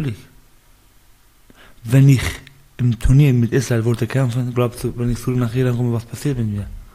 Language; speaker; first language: German; non-native, learner; Persian